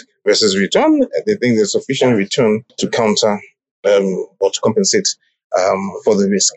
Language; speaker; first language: English; non-native, local second language; Yoruba